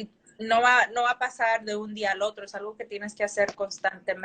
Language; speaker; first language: Spanish; early bilingual, heritage; Spanish